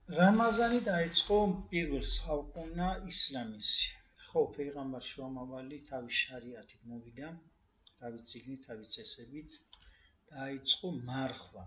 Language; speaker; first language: Georgian; early bilingual, heritage; Georgian